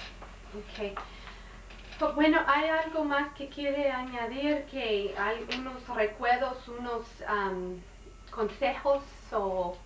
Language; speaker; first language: Spanish; non-native, learner; English